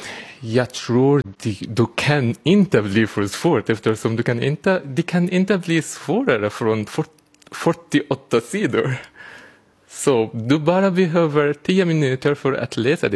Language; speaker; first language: Swedish; non-native, learner; Arabic